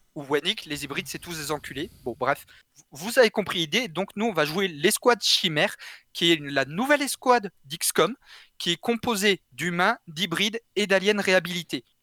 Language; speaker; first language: French; native; French